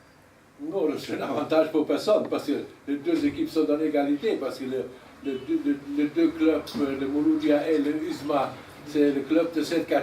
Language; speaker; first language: French; non-native, learner; German